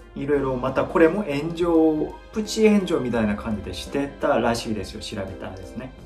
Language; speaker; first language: Japanese; non-native, fluent; Korean